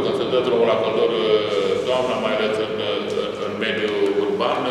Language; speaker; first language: Romanian; native; Romanian